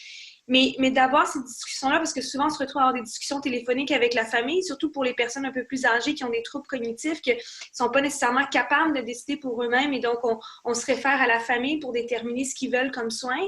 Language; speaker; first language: French; native; French